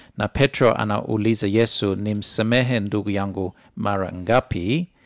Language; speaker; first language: Swahili; non-native, fluent; English